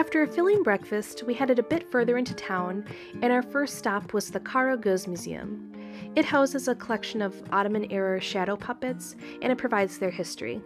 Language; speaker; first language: English; native; English